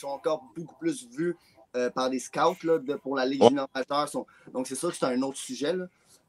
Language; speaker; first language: French; native; French